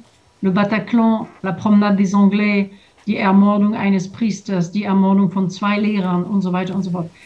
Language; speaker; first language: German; non-native, fluent; French